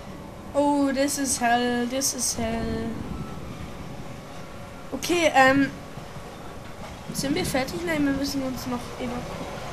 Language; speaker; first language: German; native; German